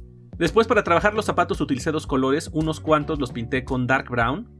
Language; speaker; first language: Spanish; native; Spanish